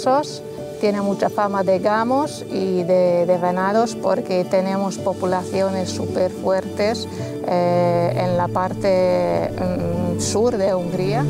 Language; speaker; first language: Spanish; non-native, fluent; Hungarian